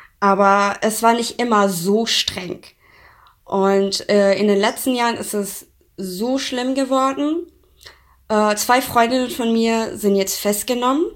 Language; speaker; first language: German; non-native, fluent; Persian